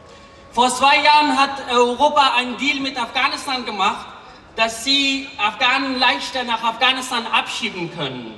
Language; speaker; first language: German; non-native, fluent; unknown